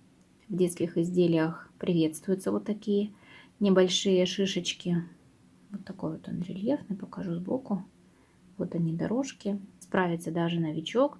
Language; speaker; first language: Russian; native; Russian